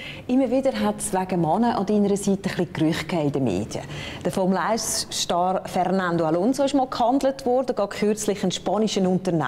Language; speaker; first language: German; native; German